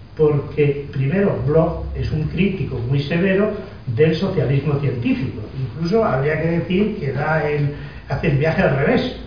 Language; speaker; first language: Spanish; native; Spanish